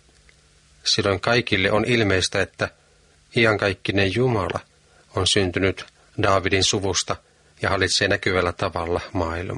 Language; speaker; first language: Finnish; native; Finnish